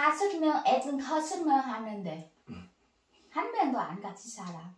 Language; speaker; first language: Korean; non-native, learner; Vietnamese